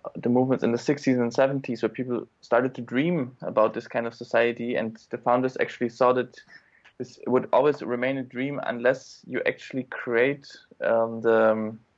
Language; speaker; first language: English; non-native, fluent; German